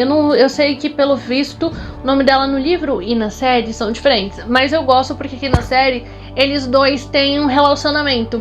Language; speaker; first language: Portuguese; native; Portuguese